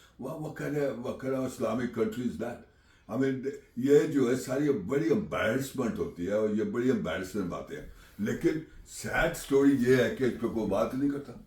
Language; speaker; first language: Urdu; non-native, local second language; Punjabi